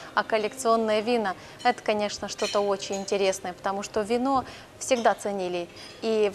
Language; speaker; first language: Russian; non-native, local second language; Romanian